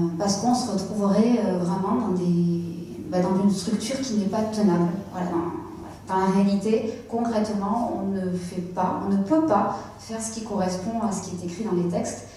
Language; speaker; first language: French; native; French